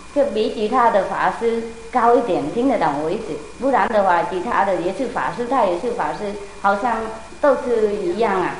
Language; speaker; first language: Chinese; non-native, fluent; Vietnamese